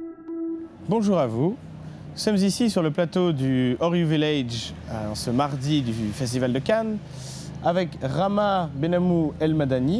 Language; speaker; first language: French; native; French